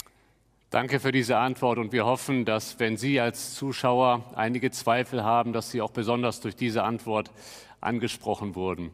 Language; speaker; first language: German; native; German